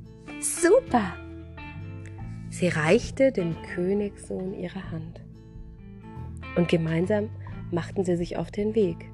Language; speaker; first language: German; native; German